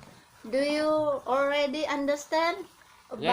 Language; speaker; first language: English; non-native, learner; Indonesian